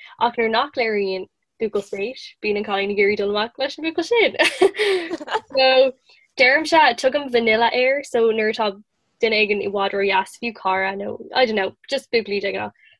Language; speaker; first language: Irish; non-native, local second language; English